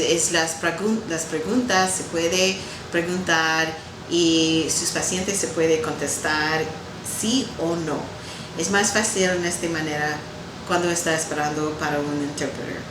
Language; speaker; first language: Spanish; non-native, learner; English